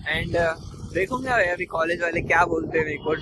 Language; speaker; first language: Hindi; non-native, local second language; Marathi